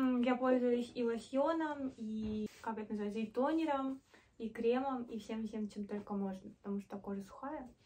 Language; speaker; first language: Russian; native; Russian